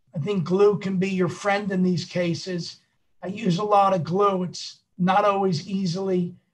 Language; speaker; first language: English; native; English